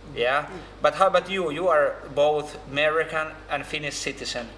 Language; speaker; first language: English; non-native, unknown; Finnish